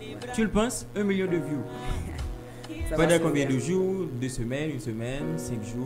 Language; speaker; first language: French; non-native, local second language; Haitian Creole